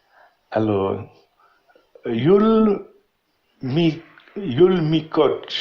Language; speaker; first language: French; non-native, learner; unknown